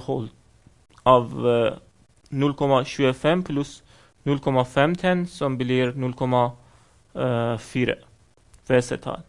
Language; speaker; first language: Norwegian; non-native, fluent; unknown